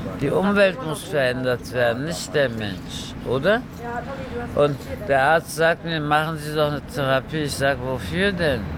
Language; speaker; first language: German; early bilingual, other home language; Turkish